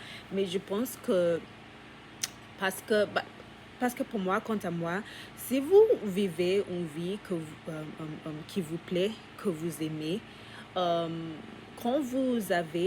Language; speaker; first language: French; non-native, learner; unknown